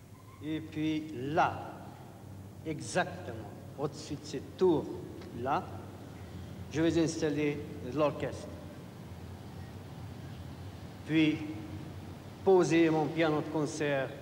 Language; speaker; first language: French; non-native, fluent; Hungarian